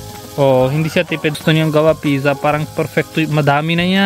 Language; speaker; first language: Filipino; non-native, learner; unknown